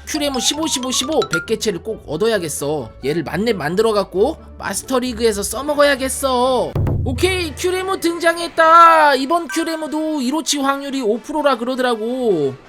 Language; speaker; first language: Korean; native; Korean